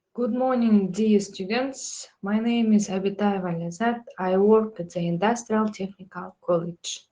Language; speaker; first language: English; non-native, fluent; Kazakh